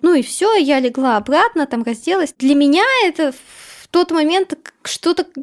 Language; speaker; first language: Russian; native; Russian